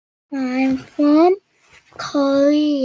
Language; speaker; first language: English; non-native, learner; Korean